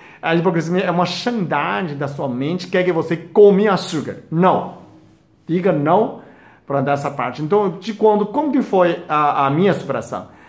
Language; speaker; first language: Portuguese; non-native, fluent; Chinese